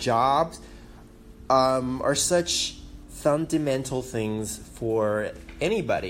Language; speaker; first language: English; non-native, fluent; Chinese